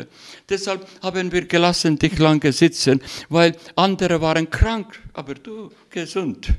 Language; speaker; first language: German; non-native, learner; Russian